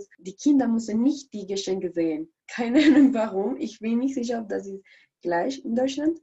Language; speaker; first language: German; non-native, learner; Spanish